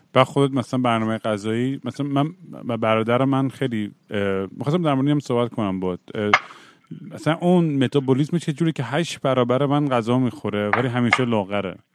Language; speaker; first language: Persian; native; Persian